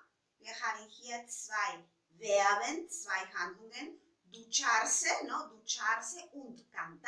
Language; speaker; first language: German; non-native, fluent; Spanish